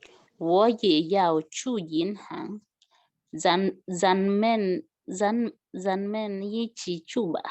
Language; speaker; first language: Chinese; non-native, learner; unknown